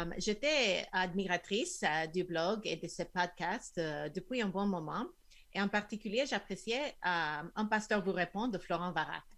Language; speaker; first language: French; non-native, fluent; Spanish